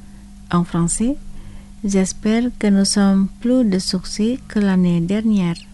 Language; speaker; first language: French; non-native, fluent; Indonesian